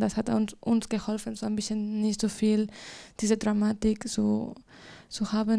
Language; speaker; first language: German; non-native, fluent; Spanish